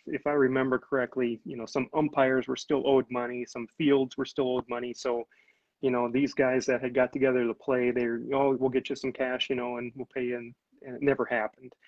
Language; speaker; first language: English; native; English